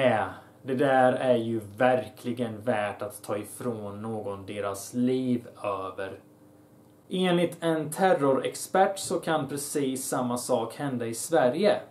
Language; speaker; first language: Swedish; early bilingual, other home language; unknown